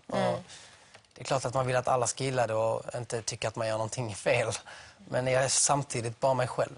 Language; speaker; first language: Swedish; native; Swedish